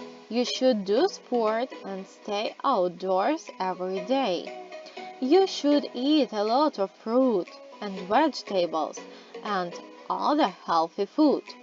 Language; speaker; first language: English; non-native, fluent; Ukrainian